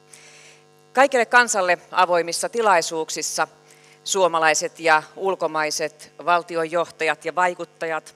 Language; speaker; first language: Finnish; native; Finnish